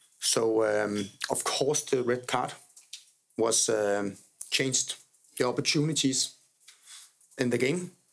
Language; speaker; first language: English; non-native, fluent; Danish